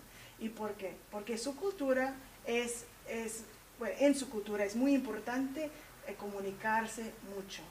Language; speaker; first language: Spanish; early bilingual, heritage; Spanish